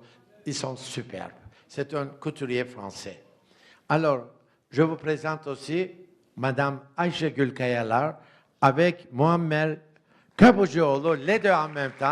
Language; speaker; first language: French; non-native, fluent; Turkish